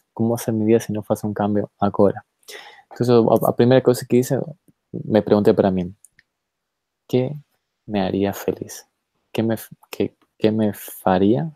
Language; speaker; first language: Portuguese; non-native, fluent; Spanish